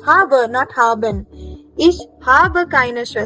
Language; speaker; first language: German; non-native, fluent; Hindi